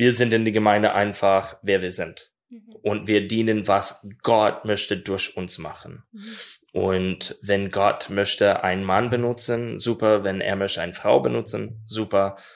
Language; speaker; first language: German; non-native, learner; English